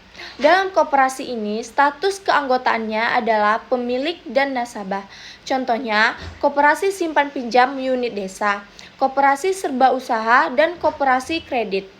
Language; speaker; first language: Indonesian; native; Indonesian